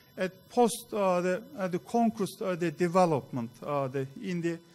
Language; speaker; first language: English; non-native, fluent; Turkish